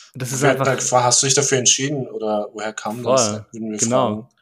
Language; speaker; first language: German; early bilingual, other home language; Turkish